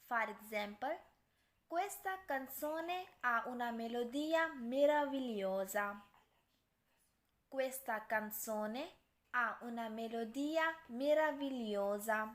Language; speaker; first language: Italian; non-native, fluent; Urdu